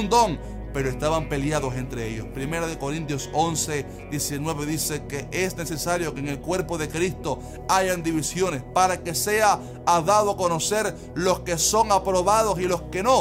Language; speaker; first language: Spanish; native; Spanish